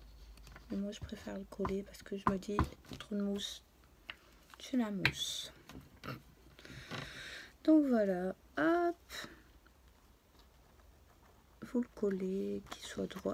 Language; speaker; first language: French; native; French